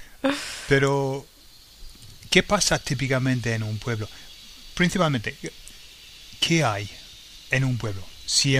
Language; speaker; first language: Spanish; non-native, fluent; English